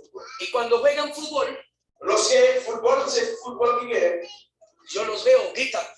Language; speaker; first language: Spanish; native; Spanish